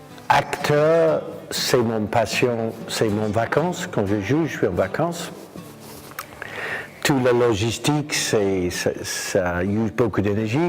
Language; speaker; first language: French; non-native, fluent; English